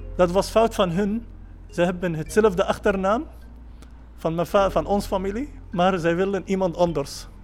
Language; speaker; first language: Dutch; non-native, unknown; Arabic